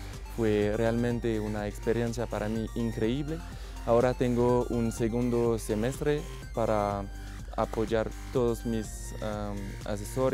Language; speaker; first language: Spanish; non-native, learner; French